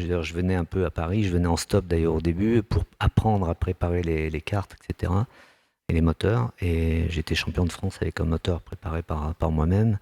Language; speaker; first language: French; native; French